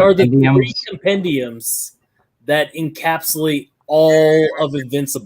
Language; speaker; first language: English; native; English